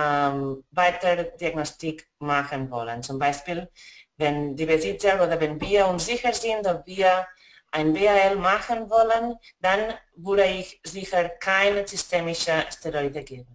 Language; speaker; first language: German; non-native, fluent; Spanish